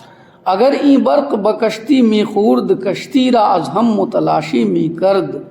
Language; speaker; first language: Persian; non-native, fluent; Urdu